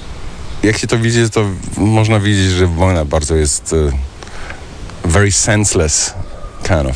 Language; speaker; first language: Polish; early bilingual, heritage; German